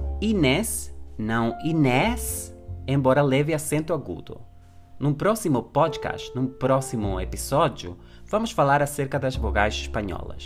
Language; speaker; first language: Portuguese; non-native, fluent; Spanish